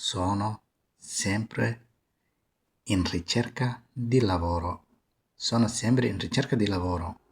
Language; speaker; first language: Italian; non-native, fluent; Somali